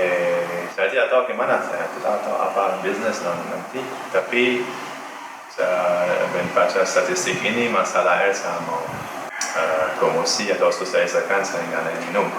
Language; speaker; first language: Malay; non-native, learner; Dutch